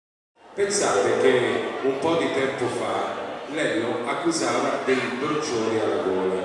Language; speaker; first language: Italian; native; Italian